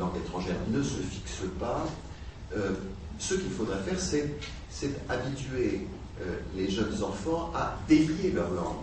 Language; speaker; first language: French; native; French